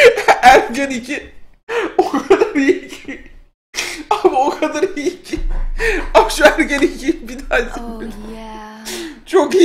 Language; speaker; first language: Turkish; native; Turkish